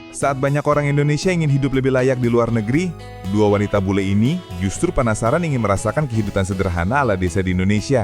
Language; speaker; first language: Indonesian; native; Indonesian